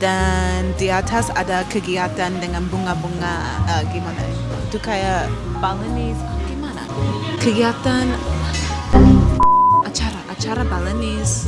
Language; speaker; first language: Indonesian; non-native, learner; English